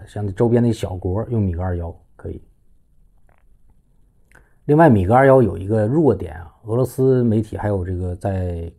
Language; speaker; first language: Chinese; native; Chinese